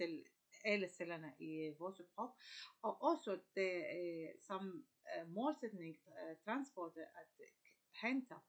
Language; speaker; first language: Danish; non-native, learner; Arabic